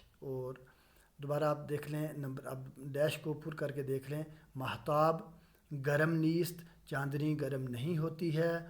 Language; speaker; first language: Urdu; non-native, local second language; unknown